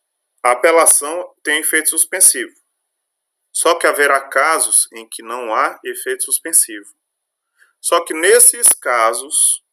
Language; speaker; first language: Portuguese; native; Portuguese